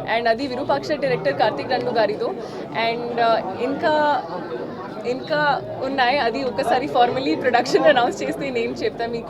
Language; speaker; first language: Telugu; non-native, learner; Hindi